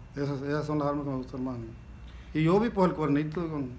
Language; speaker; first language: Spanish; native; Spanish